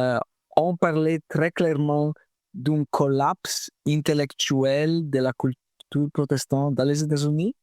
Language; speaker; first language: French; non-native, fluent; Italian